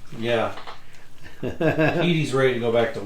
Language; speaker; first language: English; native; English